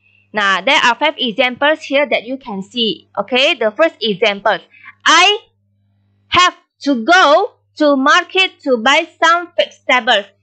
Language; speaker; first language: English; non-native, fluent; Indonesian